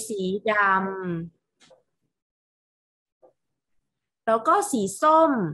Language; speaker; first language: Thai; native; Thai